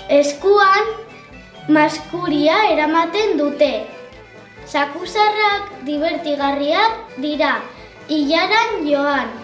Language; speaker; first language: Basque; non-native, local second language; Spanish